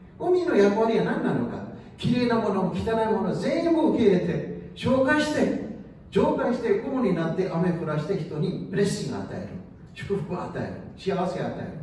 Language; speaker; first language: Japanese; non-native, fluent; Urdu